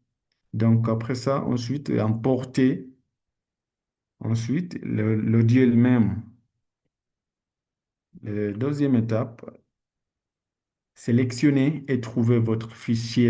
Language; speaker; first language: French; non-native, learner; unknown